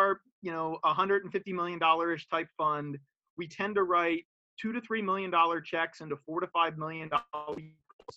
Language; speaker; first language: English; native; English